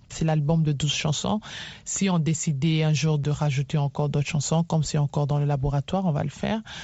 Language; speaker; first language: French; non-native, local second language; Lingala